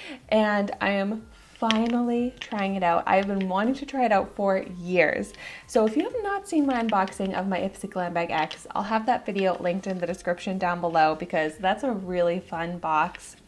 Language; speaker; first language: English; native; English